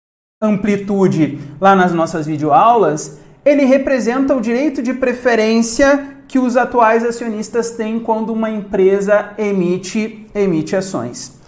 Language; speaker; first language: Portuguese; native; Portuguese